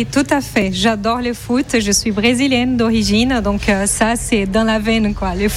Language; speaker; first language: French; non-native, fluent; Portuguese